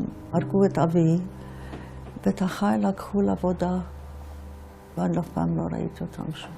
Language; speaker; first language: Hebrew; non-native, fluent; Yiddish